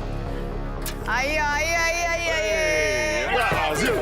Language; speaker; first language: French; non-native, learner; Portuguese